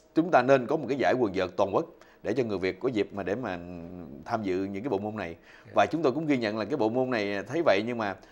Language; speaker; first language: Vietnamese; native; Vietnamese